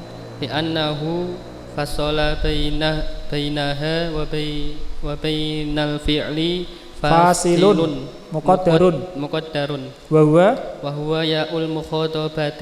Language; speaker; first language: Arabic; non-native, learner; Indonesian